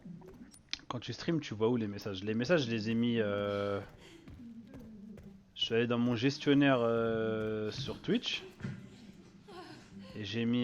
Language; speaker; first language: French; native; French